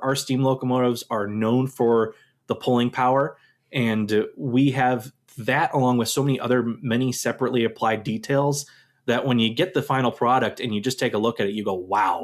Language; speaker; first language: English; native; English